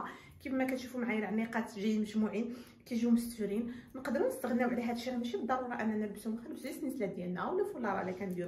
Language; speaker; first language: Arabic; native; Arabic